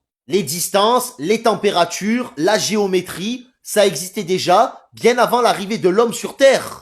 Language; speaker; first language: French; native; French